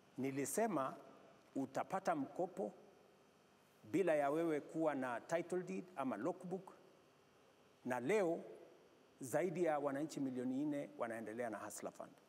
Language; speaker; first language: Swahili; non-native, local second language; Kalenjin